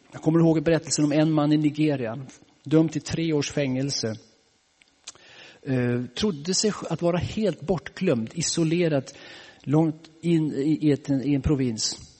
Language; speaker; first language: Swedish; native; Swedish